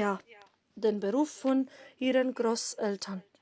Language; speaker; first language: German; non-native, fluent; Macedonian